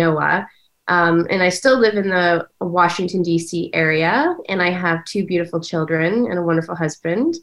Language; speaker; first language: English; native; English